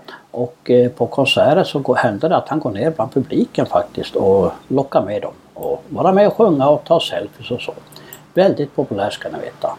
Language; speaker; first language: Swedish; native; Swedish